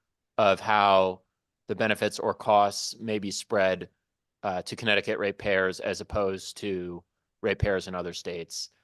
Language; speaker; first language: English; native; English